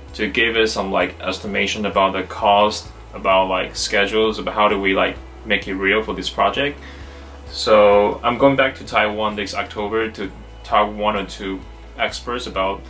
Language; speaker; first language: English; non-native, fluent; Chinese